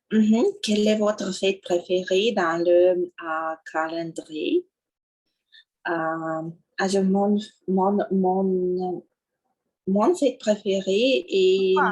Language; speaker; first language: French; non-native, learner; Russian